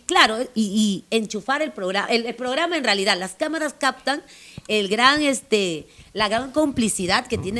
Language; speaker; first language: Spanish; native; Spanish